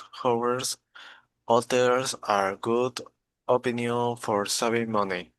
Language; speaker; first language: English; non-native, learner; Spanish